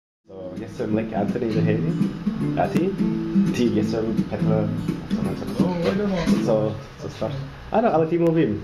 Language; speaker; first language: Czech; non-native, learner; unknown